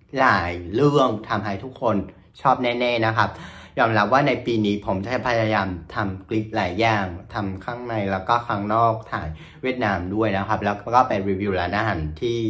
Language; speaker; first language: Thai; non-native, fluent; Vietnamese